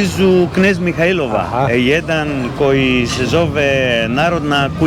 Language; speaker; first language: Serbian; non-native, learner; Greek